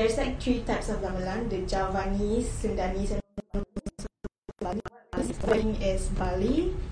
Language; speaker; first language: English; non-native, local second language; Malay